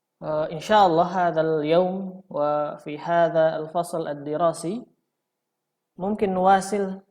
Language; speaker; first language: Arabic; non-native, fluent; Indonesian